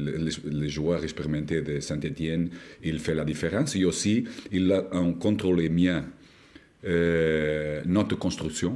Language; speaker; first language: French; non-native, learner; Portuguese